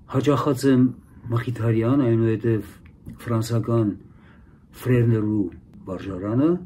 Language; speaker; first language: Armenian; early bilingual, heritage; Armenian